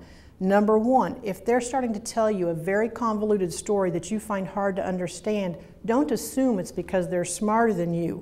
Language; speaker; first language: English; native; English